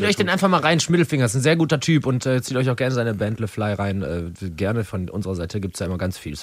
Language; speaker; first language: German; native; German